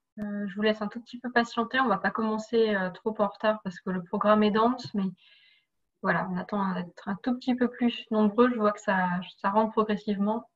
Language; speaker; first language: French; native; French